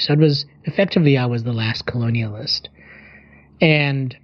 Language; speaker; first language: English; native; English